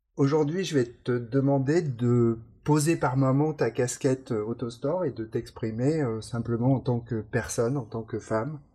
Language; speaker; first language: French; native; French